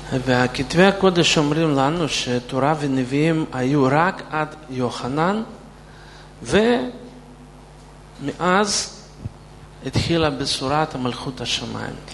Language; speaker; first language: Hebrew; non-native, fluent; Russian